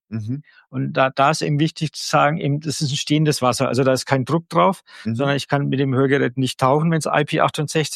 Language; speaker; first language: German; native; German